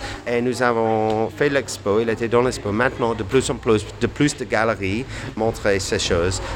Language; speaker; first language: French; non-native, fluent; English